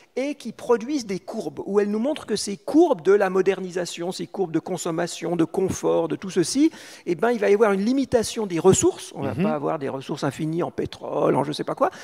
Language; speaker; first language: French; native; French